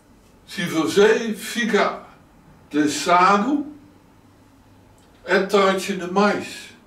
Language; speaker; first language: Portuguese; non-native, learner; Dutch